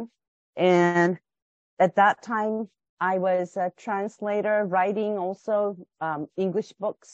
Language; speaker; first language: English; non-native, fluent; Japanese